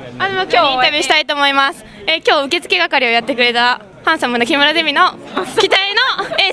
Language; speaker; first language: Japanese; native; Japanese